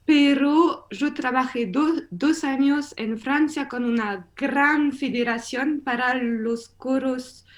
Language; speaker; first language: Spanish; non-native, learner; French